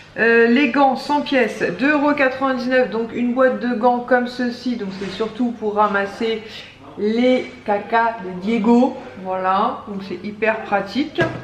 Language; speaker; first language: French; native; French